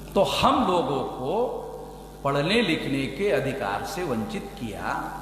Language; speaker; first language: Hindi; non-native, local second language; Marathi